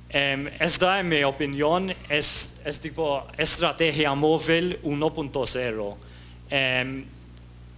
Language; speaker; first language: Spanish; non-native, fluent; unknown